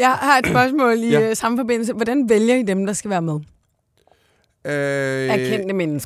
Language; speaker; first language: Danish; native; Danish